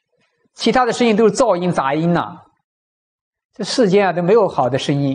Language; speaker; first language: Chinese; native; Chinese